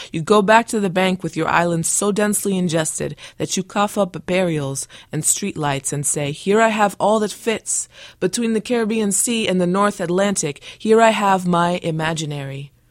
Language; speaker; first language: English; early bilingual, other home language; Spanish